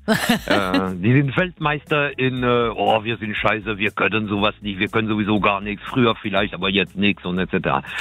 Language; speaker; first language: German; non-native, fluent; French